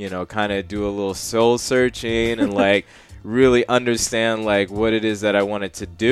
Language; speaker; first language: English; native; English